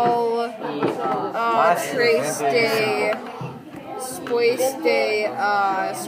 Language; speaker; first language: Spanish; non-native, learner; English